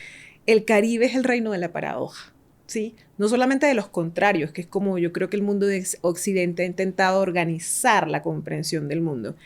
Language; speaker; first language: Spanish; native; Spanish